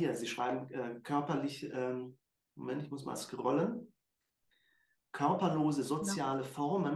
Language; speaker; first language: German; native; German